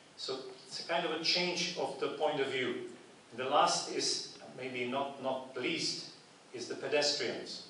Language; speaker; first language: English; non-native, fluent; Slovak